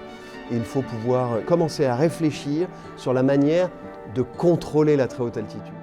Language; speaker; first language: French; native; French